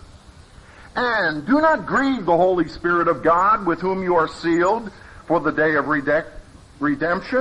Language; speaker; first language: English; native; English